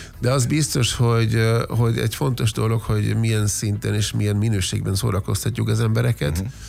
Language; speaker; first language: Hungarian; non-native, fluent; German